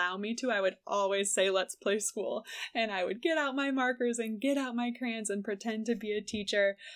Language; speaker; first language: English; native; English